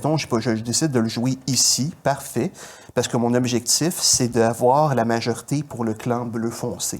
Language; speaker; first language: French; native; French